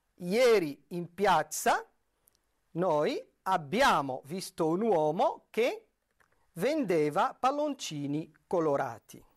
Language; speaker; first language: Italian; non-native, fluent; Arabic